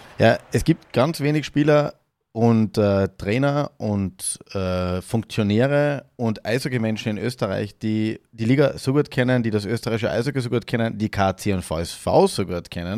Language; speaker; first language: German; native; German